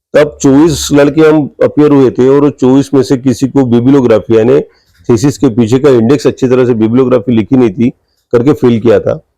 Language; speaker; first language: Hindi; non-native, local second language; Marathi